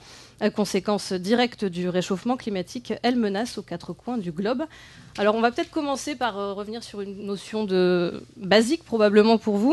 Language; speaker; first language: French; native; French